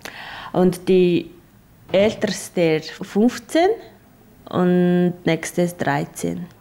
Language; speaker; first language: German; non-native, learner; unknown